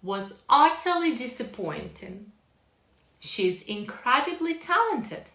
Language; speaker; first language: English; non-native, fluent; Ukrainian